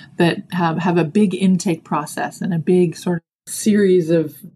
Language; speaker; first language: English; native; English